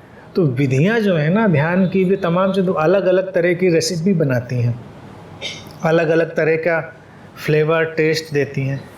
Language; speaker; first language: Hindi; native; Hindi